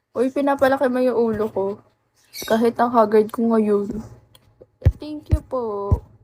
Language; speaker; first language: Filipino; native; Filipino